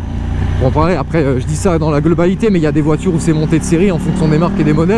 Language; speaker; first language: French; native; French